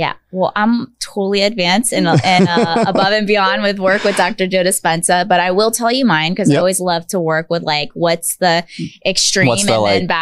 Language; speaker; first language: English; native; English